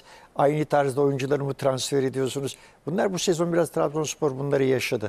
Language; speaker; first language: Turkish; native; Turkish